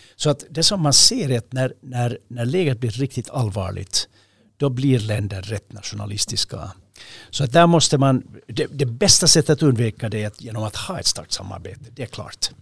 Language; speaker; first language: Swedish; native; Swedish